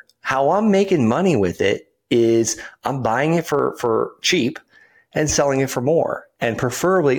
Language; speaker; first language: English; native; English